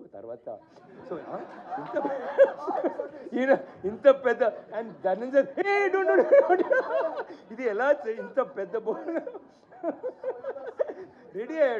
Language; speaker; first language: Telugu; non-native, learner; Tamil